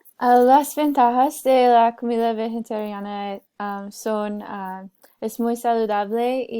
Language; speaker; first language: Spanish; non-native, learner; English